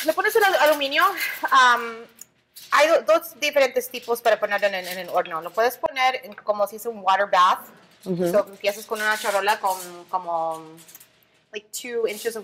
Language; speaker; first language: Spanish; early bilingual, heritage; Spanish